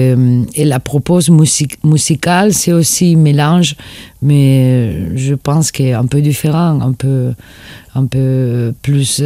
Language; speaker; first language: French; non-native, fluent; Spanish